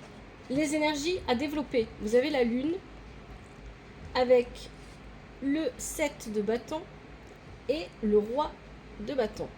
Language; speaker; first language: French; native; French